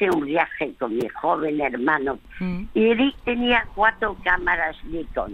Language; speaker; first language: Spanish; early bilingual, other home language; French